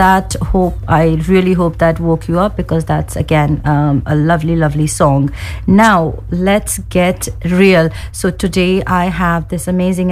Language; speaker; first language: English; non-native, local second language; Hindi